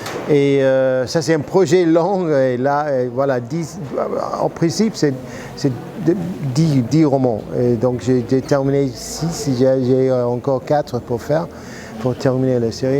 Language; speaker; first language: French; non-native, fluent; English